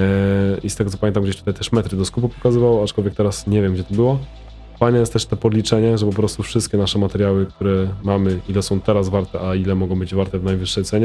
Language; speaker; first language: Polish; native; Polish